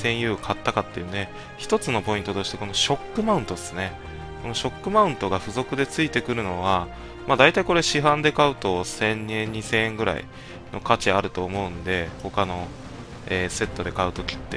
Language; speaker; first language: Japanese; native; Japanese